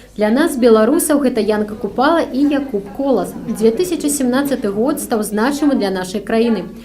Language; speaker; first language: Belarusian; native; Belarusian